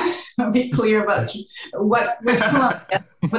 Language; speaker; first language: English; non-native, fluent; Spanish